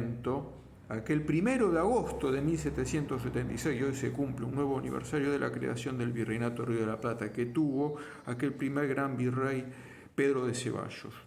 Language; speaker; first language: Spanish; native; Spanish